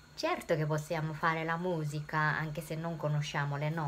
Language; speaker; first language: Italian; non-native, fluent; Japanese